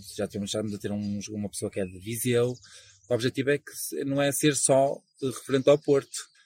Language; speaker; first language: Portuguese; native; Portuguese